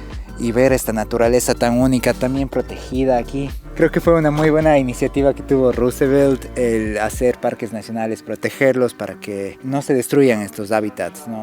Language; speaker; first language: Spanish; native; Spanish